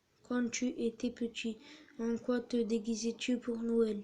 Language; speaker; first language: French; native; French